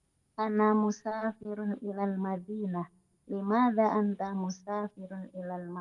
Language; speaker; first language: Arabic; non-native, learner; Indonesian